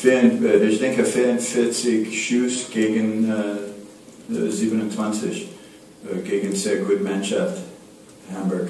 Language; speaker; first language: German; non-native, learner; English